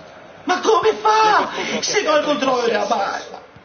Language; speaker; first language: Italian; native; Italian